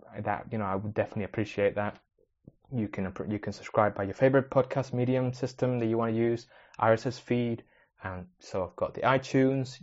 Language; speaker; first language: English; early bilingual, other home language; Spanish